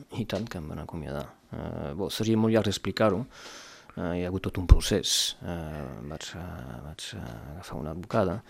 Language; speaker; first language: Catalan; non-native, local second language; French